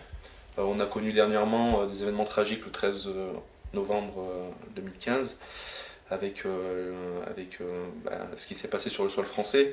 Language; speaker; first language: French; native; French